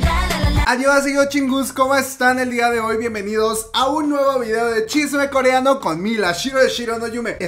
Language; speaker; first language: Spanish; native; Spanish